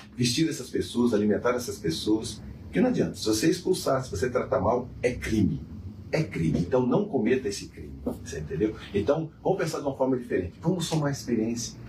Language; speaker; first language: Portuguese; native; Portuguese